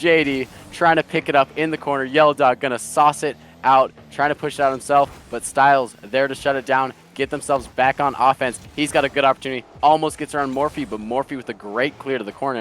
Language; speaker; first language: English; native; English